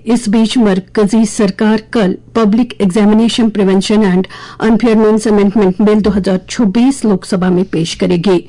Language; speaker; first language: Urdu; non-native, local second language; Kashmiri